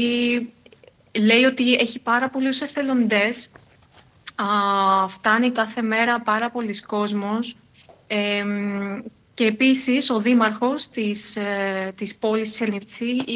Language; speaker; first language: Greek; non-native, fluent; Ukrainian